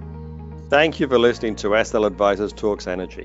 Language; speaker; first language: English; native; English